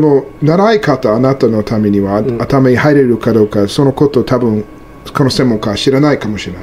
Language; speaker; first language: Japanese; non-native, learner; English